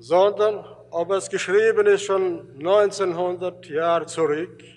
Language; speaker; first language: German; early bilingual, heritage; German